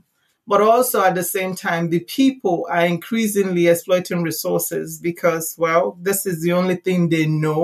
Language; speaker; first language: English; non-native, local second language; Igbo